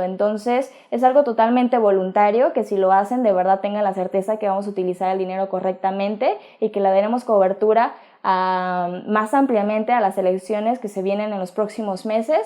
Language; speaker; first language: Spanish; native; Spanish